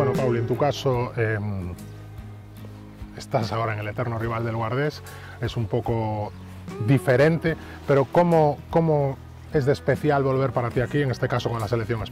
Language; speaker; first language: Spanish; native; Spanish